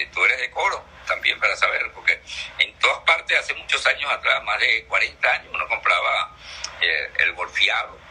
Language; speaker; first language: Spanish; native; Spanish